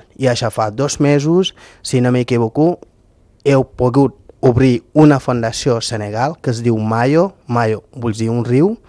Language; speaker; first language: Catalan; non-native, fluent; Fula